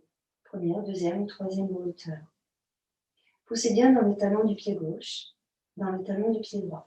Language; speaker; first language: French; native; French